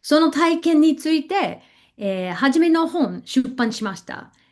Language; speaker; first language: Japanese; non-native, fluent; English